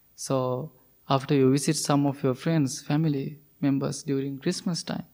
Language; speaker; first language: English; non-native, local second language; Sinhala